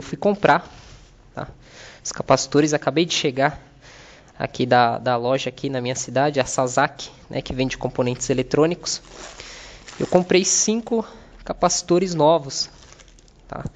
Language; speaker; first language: Portuguese; native; Portuguese